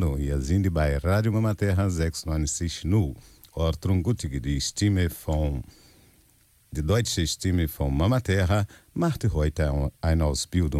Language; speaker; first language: German; non-native, learner; Portuguese